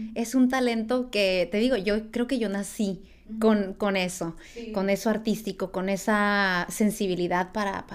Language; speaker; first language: Spanish; early bilingual, heritage; Spanish